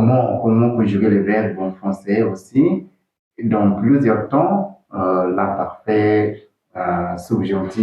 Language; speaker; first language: French; non-native, learner; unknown